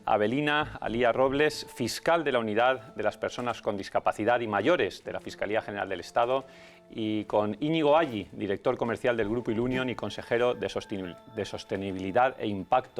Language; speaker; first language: Spanish; native; Spanish